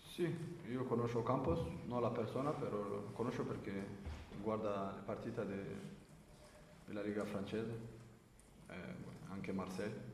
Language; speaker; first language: Italian; non-native, learner; French